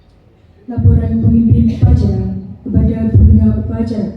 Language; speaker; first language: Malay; non-native, local second language; Javanese